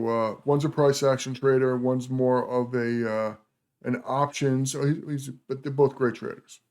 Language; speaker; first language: English; native; English